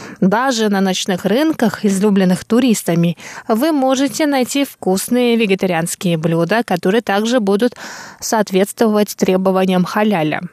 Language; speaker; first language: Russian; non-native, local second language; Tuvinian